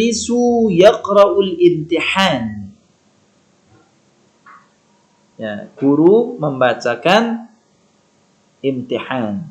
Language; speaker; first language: Arabic; non-native, learner; Indonesian